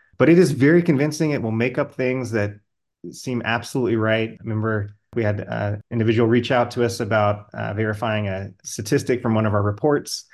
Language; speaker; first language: English; native; English